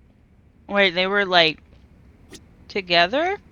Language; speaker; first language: English; native; English